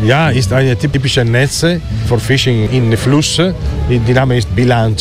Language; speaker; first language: German; non-native, learner; Italian